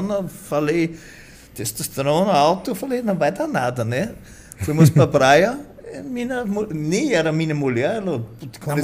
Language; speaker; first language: Portuguese; non-native, fluent; German